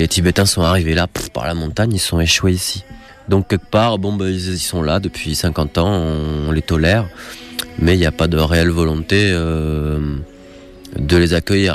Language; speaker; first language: French; native; French